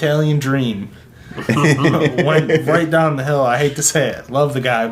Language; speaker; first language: English; native; English